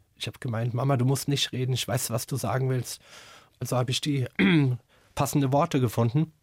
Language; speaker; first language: German; native; German